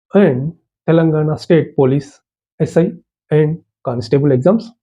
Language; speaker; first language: English; non-native, local second language; Telugu